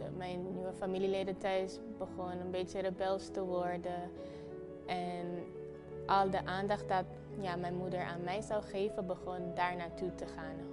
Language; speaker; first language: Dutch; non-native, local second language; Papiamento